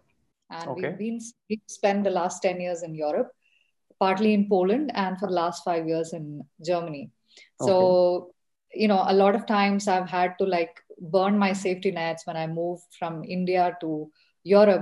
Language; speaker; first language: English; non-native, local second language; Malayalam